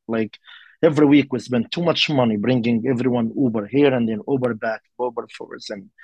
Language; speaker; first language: English; non-native, learner; Arabic